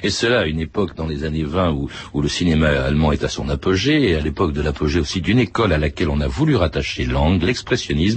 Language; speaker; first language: French; native; French